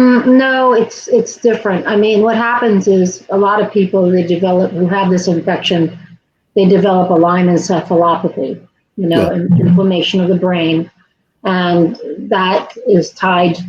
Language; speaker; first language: English; native; English